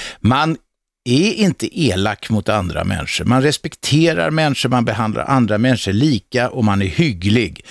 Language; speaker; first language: Swedish; native; Swedish